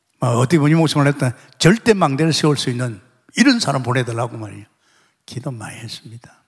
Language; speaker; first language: Korean; native; Korean